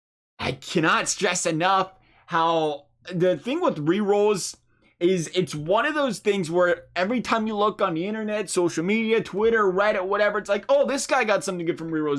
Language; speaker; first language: English; native; English